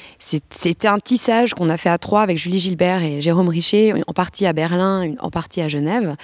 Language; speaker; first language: French; native; French